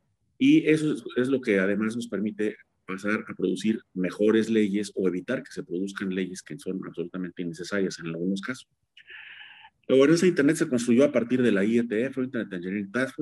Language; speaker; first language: Spanish; native; Spanish